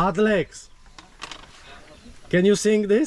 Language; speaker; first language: English; non-native, learner; Polish